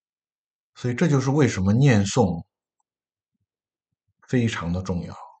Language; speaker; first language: Chinese; native; Chinese